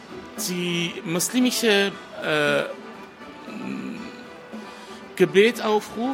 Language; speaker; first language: German; non-native, fluent; French